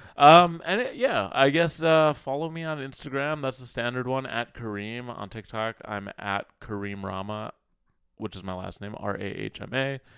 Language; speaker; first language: English; early bilingual, other home language; Arabic